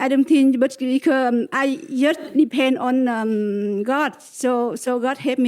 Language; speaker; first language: English; non-native, learner; Vietnamese